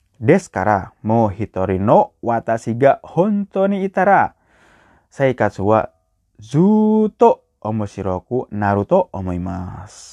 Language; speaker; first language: Japanese; non-native, learner; Indonesian